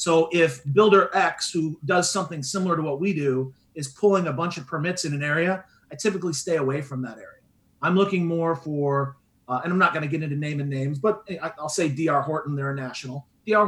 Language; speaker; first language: English; native; English